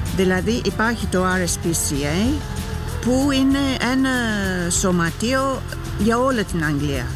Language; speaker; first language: Greek; non-native, fluent; English